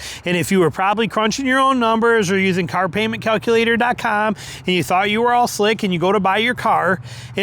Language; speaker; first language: English; native; English